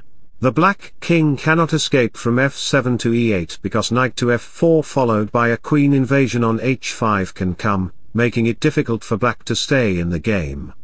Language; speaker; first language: English; non-native, local second language; Hindi